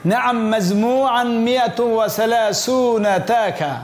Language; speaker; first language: Arabic; non-native, fluent; Bangla